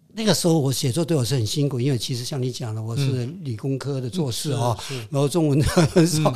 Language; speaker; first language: Chinese; non-native, local second language; Min Nan Chinese